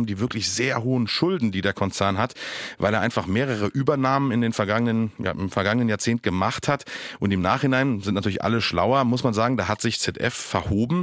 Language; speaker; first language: German; native; German